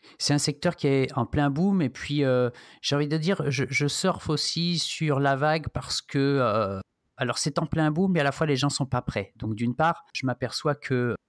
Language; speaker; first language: French; native; French